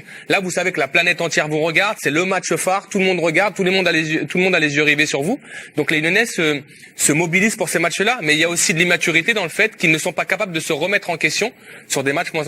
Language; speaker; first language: French; native; French